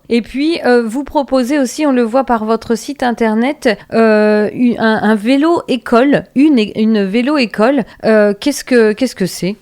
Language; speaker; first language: French; native; French